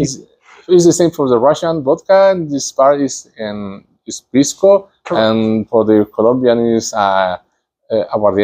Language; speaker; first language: English; non-native, learner; Spanish